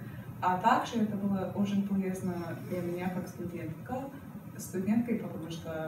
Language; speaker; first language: Russian; non-native, learner; English